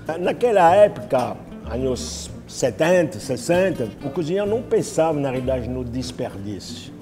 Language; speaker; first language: Portuguese; non-native, fluent; French